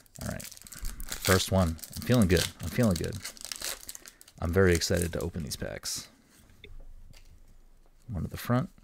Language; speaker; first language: English; native; English